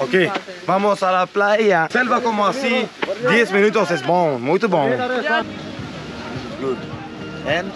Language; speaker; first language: Spanish; non-native, learner; Swedish